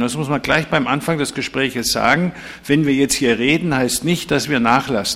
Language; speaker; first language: German; native; German